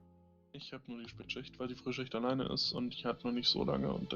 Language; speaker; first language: German; native; German